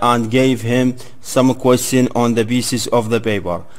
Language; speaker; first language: English; non-native, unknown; Arabic